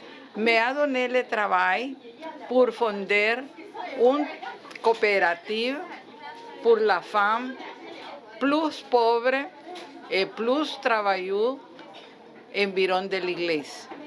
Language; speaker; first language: French; non-native, learner; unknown